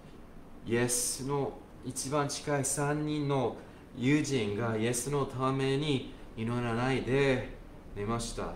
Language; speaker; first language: Japanese; non-native, fluent; English